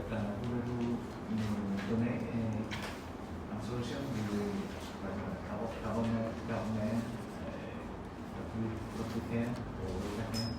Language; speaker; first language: French; non-native, learner; Khmer